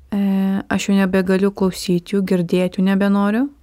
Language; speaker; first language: Lithuanian; non-native, local second language; Romany